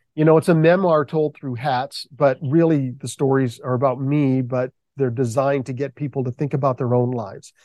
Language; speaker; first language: English; native; English